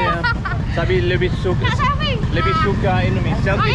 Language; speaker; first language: Indonesian; non-native, learner; German